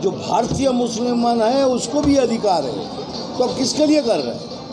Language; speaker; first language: Hindi; non-native, local second language; Bangla